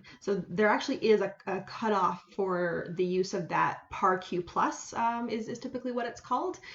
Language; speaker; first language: English; native; English